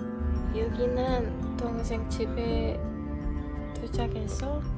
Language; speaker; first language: Korean; non-native, learner; Indonesian